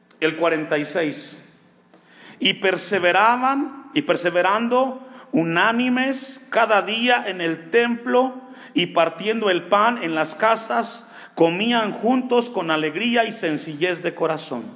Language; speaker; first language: Spanish; native; Spanish